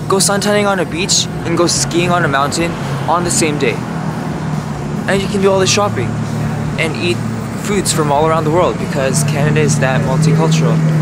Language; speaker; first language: English; early bilingual, other home language; Korean